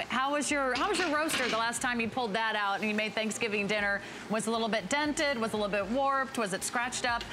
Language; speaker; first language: English; native; English